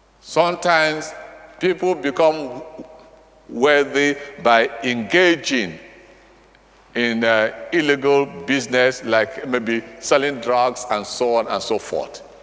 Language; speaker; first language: English; non-native, local second language; Igbo